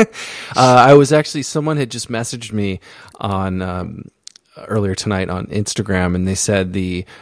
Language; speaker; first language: English; native; English